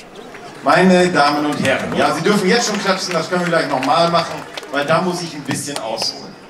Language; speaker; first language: German; native; German